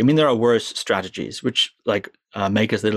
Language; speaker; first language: English; native; English